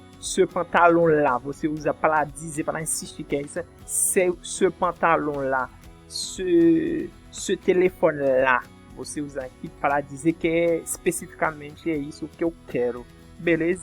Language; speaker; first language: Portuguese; non-native, fluent; French